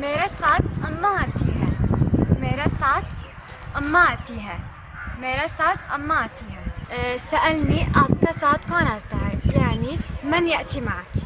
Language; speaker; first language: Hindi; non-native, learner; Arabic